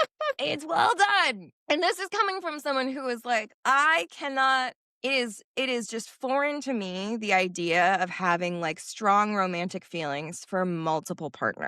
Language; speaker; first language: English; native; English